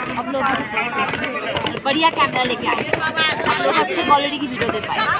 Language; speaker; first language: Hindi; non-native, local second language; Bangla